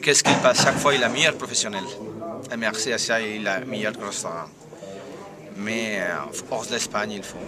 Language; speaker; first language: French; non-native, learner; Spanish